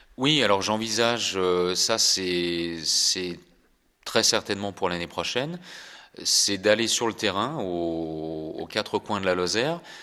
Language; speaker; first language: French; native; French